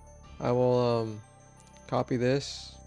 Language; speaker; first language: English; native; English